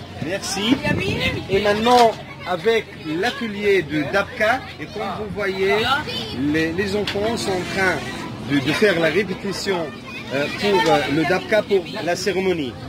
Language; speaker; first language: French; non-native, fluent; Arabic